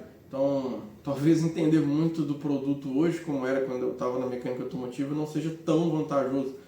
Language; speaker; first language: Portuguese; native; Portuguese